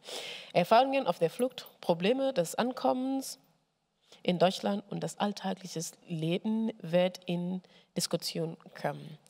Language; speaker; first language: German; non-native, fluent; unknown